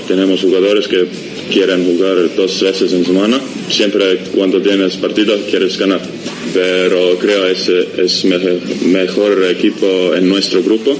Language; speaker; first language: Spanish; non-native, learner; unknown